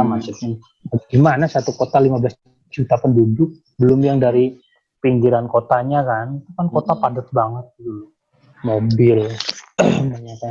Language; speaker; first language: Indonesian; native; Indonesian